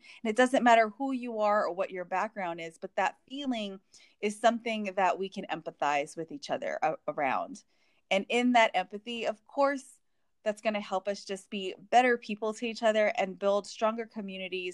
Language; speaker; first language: English; native; English